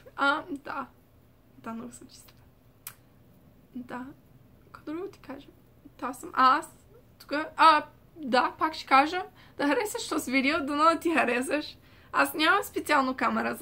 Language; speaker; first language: Bulgarian; early bilingual, heritage; Bulgarian